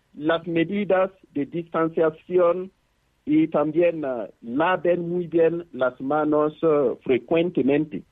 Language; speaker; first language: Spanish; non-native, fluent; Mossi